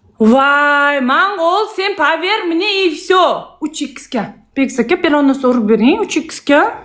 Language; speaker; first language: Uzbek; non-native, local second language; Kara-Kalpak